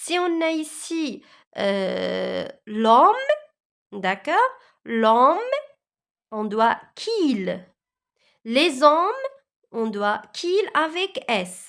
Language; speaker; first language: French; non-native, local second language; Arabic